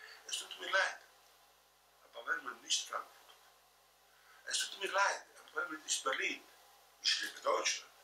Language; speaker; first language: German; non-native, fluent; Italian